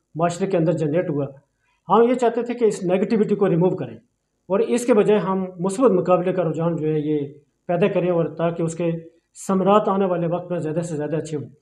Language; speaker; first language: Urdu; non-native, local second language; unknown